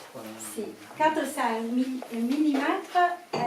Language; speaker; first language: French; non-native, learner; Italian